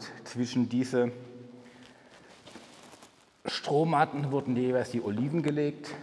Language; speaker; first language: German; native; German